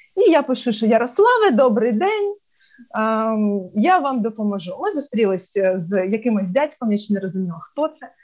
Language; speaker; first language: Ukrainian; non-native, local second language; Russian